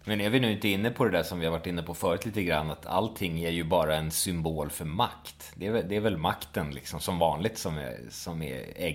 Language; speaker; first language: Swedish; native; Swedish